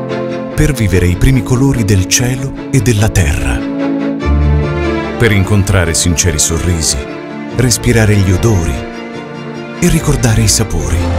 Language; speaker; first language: Italian; native; Italian